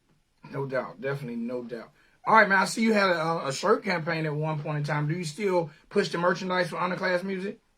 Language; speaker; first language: English; native; English